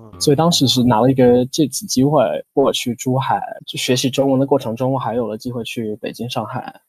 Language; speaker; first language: Chinese; non-native, fluent; English